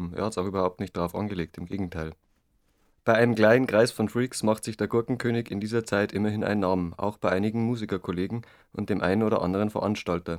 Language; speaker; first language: German; native; German